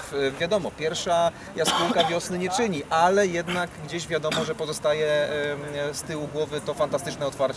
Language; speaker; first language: Polish; native; Polish